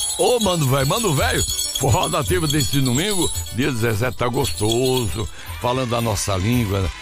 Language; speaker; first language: Portuguese; native; Portuguese